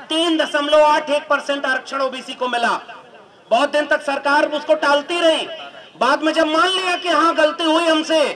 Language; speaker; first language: Hindi; native; Hindi